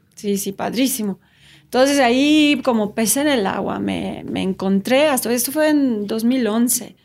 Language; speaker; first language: Spanish; non-native, fluent; Romanian